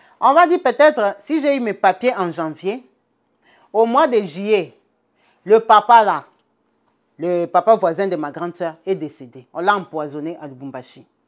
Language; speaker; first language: French; non-native, local second language; Lingala